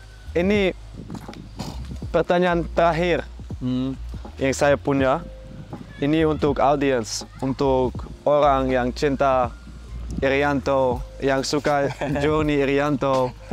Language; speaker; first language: Indonesian; non-native, fluent; Dutch